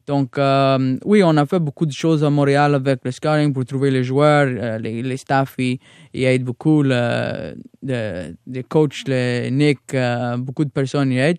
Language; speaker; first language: French; non-native, local second language; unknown